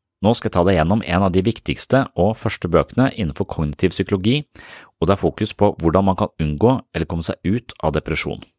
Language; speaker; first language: Norwegian; native; Norwegian